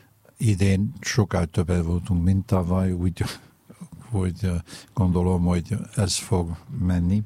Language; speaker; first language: Hungarian; non-native, fluent; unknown